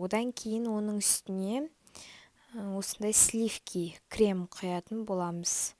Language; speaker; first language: Kazakh; native; Kazakh